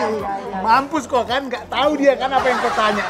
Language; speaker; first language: Indonesian; native; Indonesian